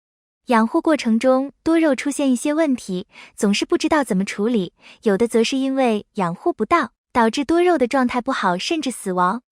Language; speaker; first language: Chinese; native; Chinese